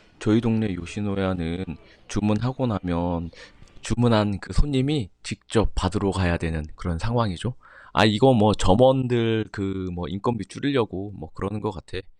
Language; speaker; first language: Korean; native; Korean